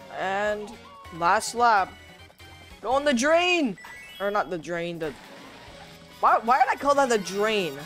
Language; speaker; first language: English; native; English